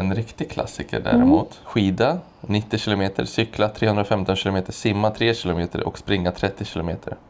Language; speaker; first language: Swedish; native; Swedish